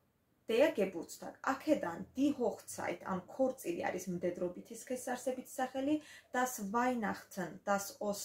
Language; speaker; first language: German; non-native, fluent; Georgian